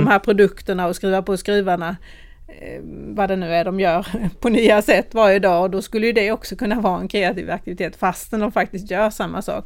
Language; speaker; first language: Swedish; native; Swedish